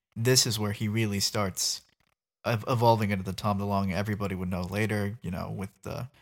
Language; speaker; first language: English; native; English